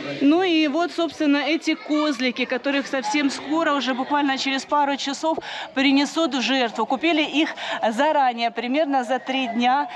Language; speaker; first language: Russian; native; Russian